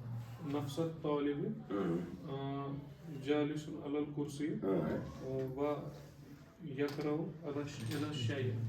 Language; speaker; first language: Arabic; non-native, learner; Urdu